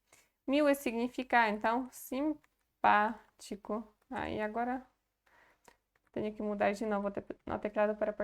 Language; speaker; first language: Portuguese; non-native, fluent; Polish